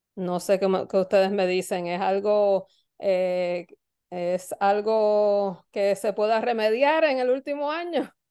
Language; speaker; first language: Spanish; native; Spanish